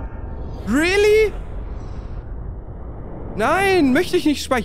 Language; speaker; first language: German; native; German